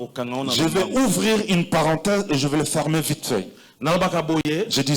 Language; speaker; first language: French; non-native, local second language; Lingala